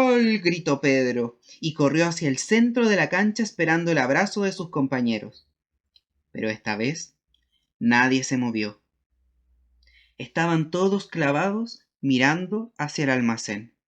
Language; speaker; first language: Spanish; native; Spanish